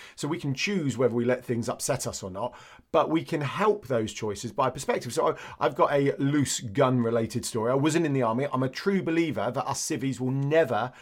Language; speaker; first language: English; native; English